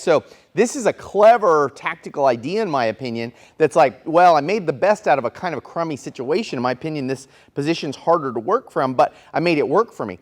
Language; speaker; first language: English; native; English